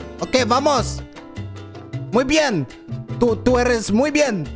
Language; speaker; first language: Spanish; non-native, learner; French